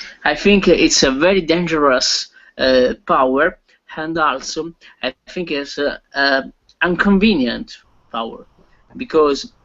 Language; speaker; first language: English; non-native, learner; Italian